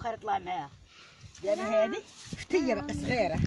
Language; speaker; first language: Arabic; native; Arabic